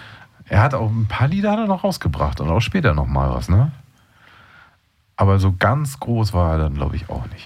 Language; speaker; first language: German; native; German